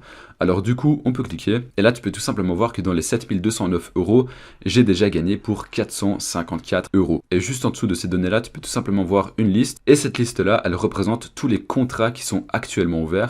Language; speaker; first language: French; native; French